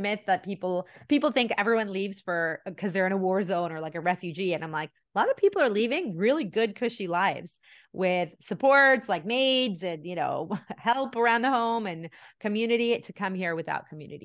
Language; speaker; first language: English; early bilingual, other home language; Tamil